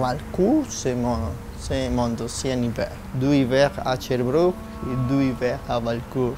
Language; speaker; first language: French; non-native, learner; Spanish